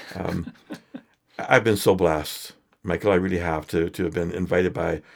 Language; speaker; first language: English; native; English